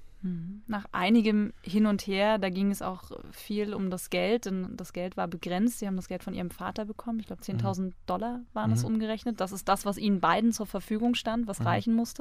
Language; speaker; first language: German; native; German